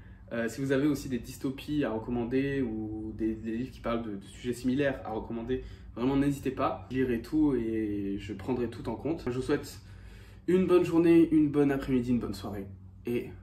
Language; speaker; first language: French; native; French